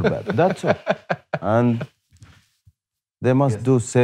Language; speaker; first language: English; non-native, learner; Arabic